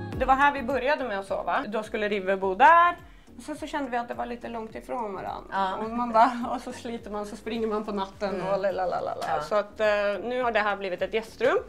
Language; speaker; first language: Swedish; non-native, fluent; English